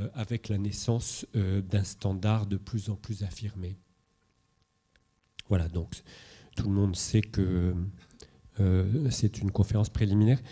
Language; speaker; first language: French; native; French